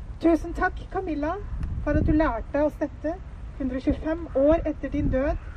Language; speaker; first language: Norwegian; early bilingual, other home language; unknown